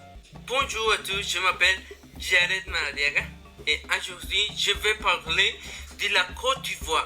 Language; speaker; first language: French; non-native, learner; Spanish